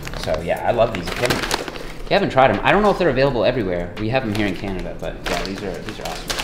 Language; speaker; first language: English; native; English